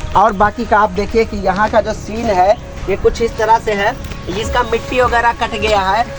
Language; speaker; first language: Hindi; native; Hindi